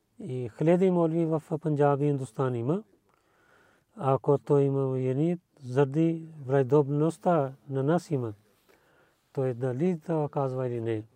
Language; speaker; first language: Bulgarian; non-native, learner; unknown